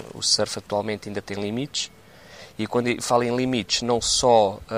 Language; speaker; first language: Portuguese; native; Portuguese